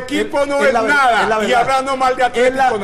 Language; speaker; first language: Spanish; native; Spanish